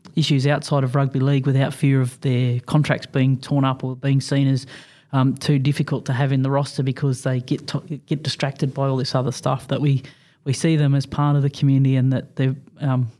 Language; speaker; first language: English; native; English